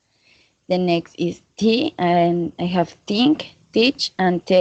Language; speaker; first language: English; non-native, learner; Spanish